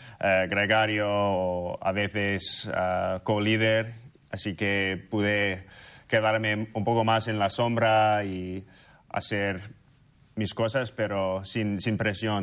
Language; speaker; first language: Spanish; non-native, fluent; English